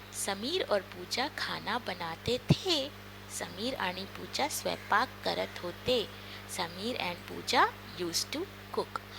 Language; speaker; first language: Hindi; non-native, local second language; Marathi